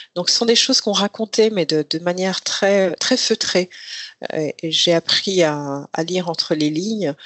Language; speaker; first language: French; non-native, local second language; Rundi